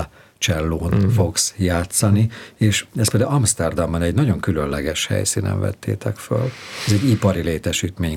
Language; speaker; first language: Hungarian; native; Hungarian